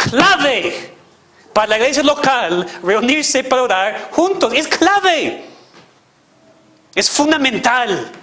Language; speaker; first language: Spanish; non-native, fluent; English